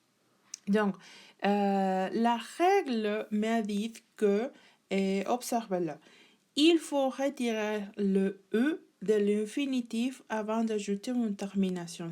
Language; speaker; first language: French; non-native, learner; Spanish